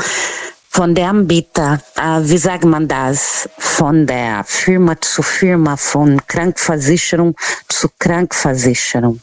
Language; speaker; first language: German; non-native, learner; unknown